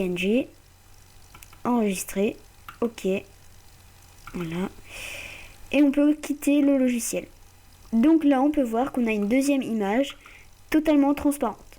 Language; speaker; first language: French; native; French